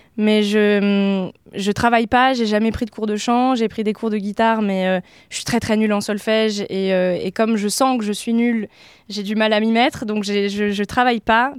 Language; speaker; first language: French; native; French